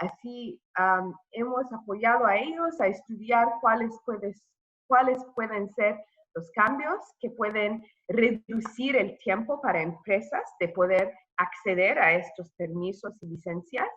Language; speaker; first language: Spanish; non-native, fluent; English